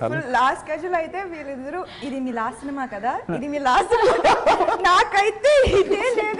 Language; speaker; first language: Telugu; non-native, fluent; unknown